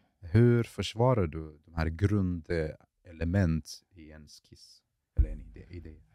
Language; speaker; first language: Swedish; early bilingual, other home language; Arabic